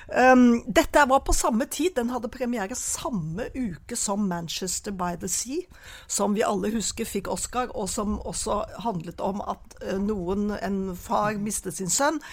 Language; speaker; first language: Norwegian; native; Norwegian